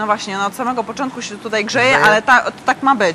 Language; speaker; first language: Polish; native; Polish